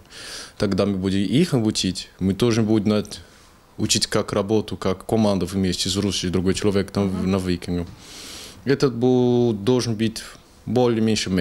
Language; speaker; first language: Russian; non-native, learner; Portuguese